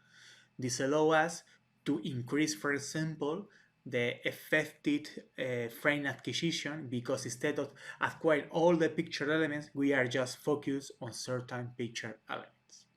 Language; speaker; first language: English; non-native, fluent; Spanish